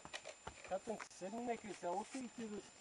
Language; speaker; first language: French; non-native, learner; Bulgarian